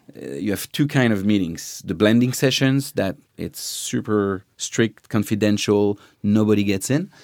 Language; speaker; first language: English; non-native, fluent; French